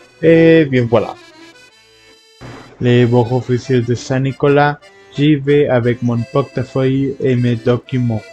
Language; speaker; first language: French; non-native, learner; Spanish